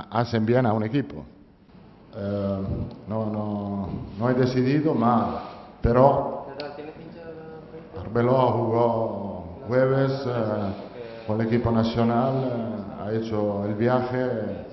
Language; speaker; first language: Spanish; non-native, fluent; Italian